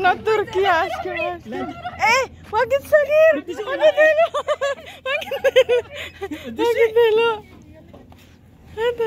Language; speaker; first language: Arabic; non-native, learner; Indonesian